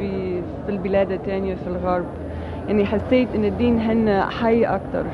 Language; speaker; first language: Arabic; non-native, learner; English